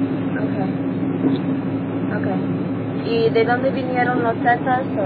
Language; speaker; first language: Spanish; non-native, learner; English